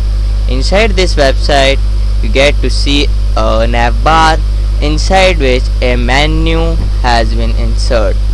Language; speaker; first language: English; non-native, learner; Hindi